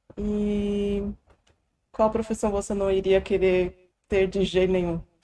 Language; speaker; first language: Portuguese; native; Portuguese